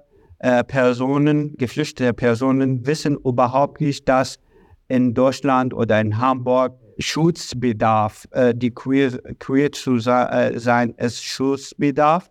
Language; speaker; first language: German; non-native, learner; Arabic